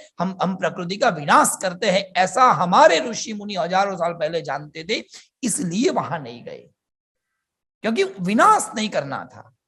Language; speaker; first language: Hindi; non-native, local second language; Gujarati